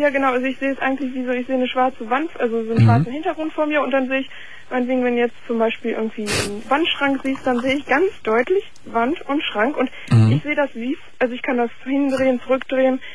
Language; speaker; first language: German; native; German